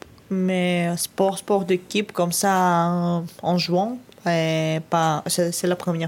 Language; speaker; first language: French; non-native, learner; Greek